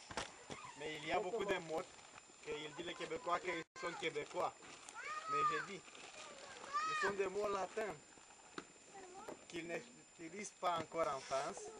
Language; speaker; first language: French; non-native, learner; Bulgarian